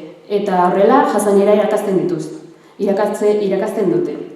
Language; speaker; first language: Basque; early bilingual, other home language; Arabic